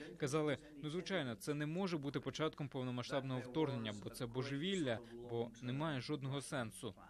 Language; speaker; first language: Ukrainian; non-native, fluent; English